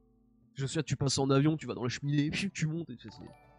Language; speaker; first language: French; native; French